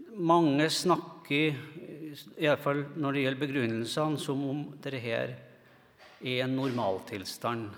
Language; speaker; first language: Norwegian; native; Norwegian